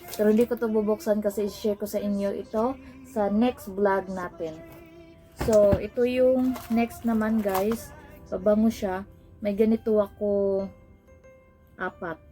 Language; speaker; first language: Filipino; non-native, local second language; Cebuano